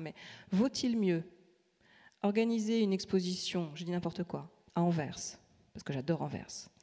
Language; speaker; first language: French; native; French